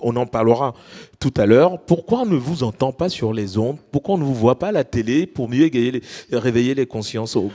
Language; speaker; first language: French; native; French